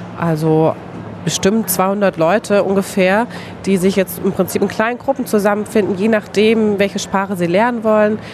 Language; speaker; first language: German; native; German